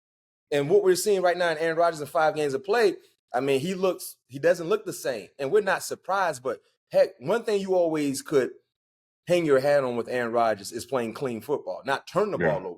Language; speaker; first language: English; native; English